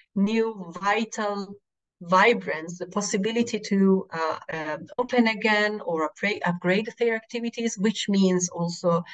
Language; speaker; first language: English; non-native, fluent; Italian